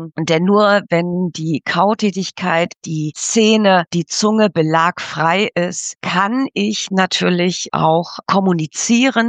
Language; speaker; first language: German; native; German